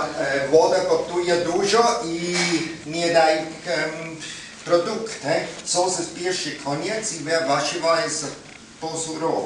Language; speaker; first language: Polish; non-native, learner; German